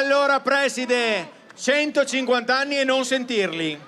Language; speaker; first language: Italian; native; Italian